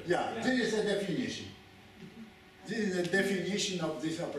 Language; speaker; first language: English; non-native, fluent; Polish